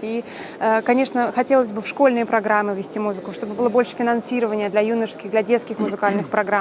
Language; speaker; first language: Russian; native; Russian